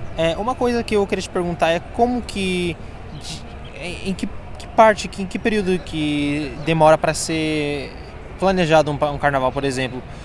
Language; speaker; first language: Portuguese; early bilingual, other home language; Spanish